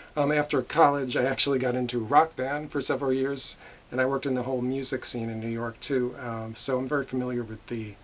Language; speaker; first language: English; native; English